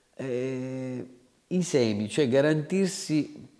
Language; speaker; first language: Italian; native; Italian